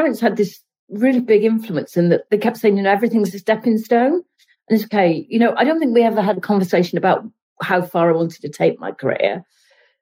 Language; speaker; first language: English; native; English